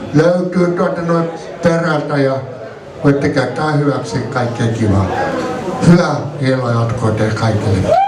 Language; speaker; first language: Finnish; native; Finnish